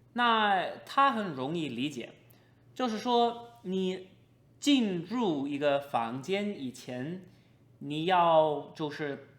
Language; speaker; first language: Chinese; non-native, fluent; English